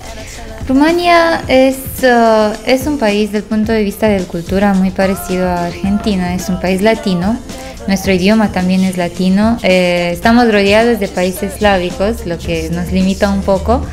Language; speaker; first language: Spanish; non-native, fluent; Romanian